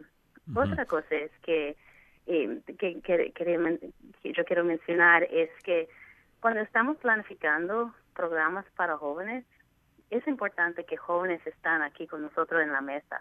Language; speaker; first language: Spanish; non-native, fluent; English